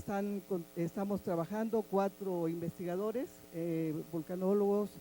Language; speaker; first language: Spanish; native; Spanish